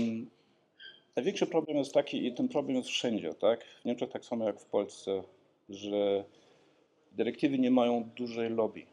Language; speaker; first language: Polish; early bilingual, heritage; Polish